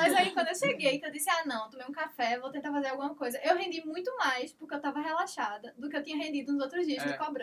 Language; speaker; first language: Portuguese; native; Portuguese